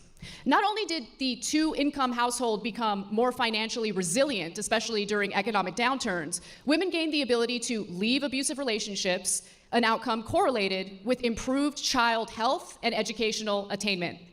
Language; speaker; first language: English; native; English